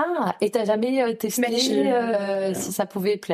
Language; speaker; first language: French; native; French